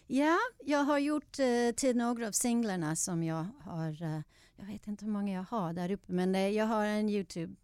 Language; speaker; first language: Swedish; non-native, fluent; English